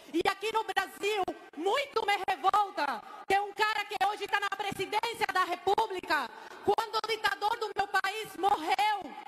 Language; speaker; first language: Portuguese; early bilingual, other home language; Spanish